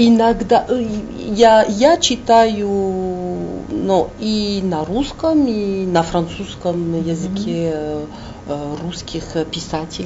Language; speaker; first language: Russian; non-native, fluent; French